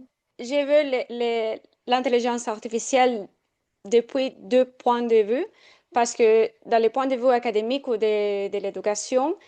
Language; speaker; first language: French; non-native, fluent; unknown